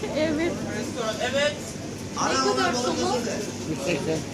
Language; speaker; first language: Turkish; non-native, learner; Indonesian